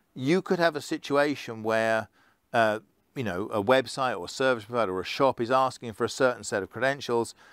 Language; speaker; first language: English; native; English